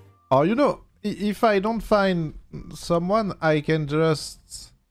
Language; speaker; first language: English; non-native, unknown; French